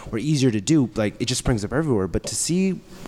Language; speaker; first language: English; native; English